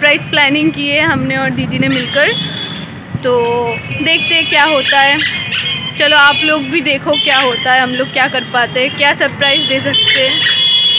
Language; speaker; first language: Hindi; non-native, local second language; Bangla